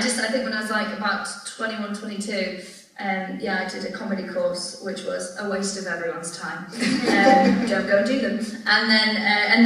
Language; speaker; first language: English; native; English